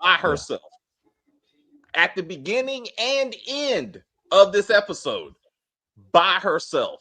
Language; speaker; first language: English; native; English